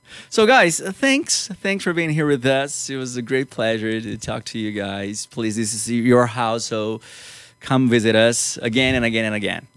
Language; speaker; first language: English; non-native, fluent; Portuguese